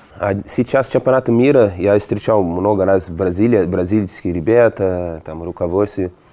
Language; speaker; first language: Russian; non-native, fluent; Portuguese